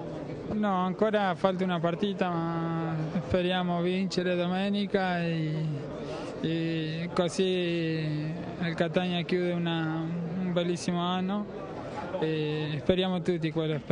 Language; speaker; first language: Italian; non-native, fluent; Spanish